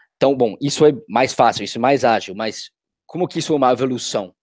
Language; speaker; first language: Portuguese; non-native, fluent; English